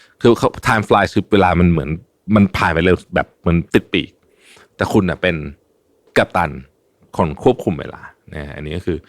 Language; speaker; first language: Thai; native; Thai